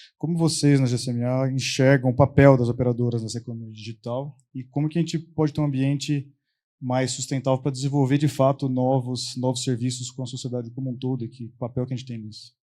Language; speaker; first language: Portuguese; native; Portuguese